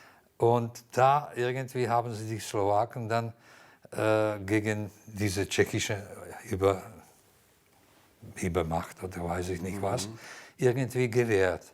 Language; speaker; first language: German; non-native, fluent; Slovak